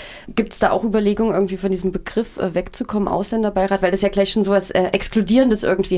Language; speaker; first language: German; native; German